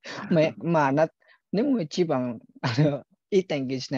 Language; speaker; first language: Japanese; non-native, fluent; Indonesian